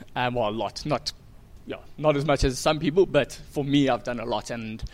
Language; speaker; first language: English; native; English